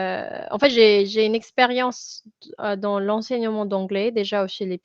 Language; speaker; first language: French; non-native, fluent; Filipino